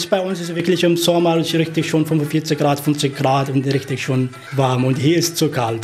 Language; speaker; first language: German; non-native, fluent; Arabic